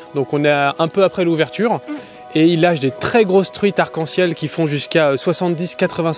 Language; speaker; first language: French; native; French